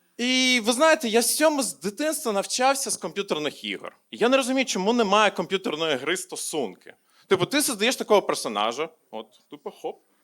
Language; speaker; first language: Ukrainian; non-native, local second language; Russian